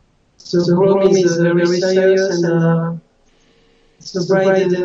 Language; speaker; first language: English; non-native, learner; French